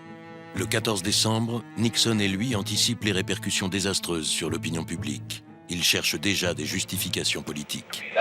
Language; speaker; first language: French; native; French